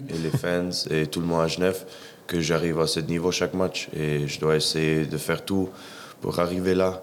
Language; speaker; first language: French; non-native, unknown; English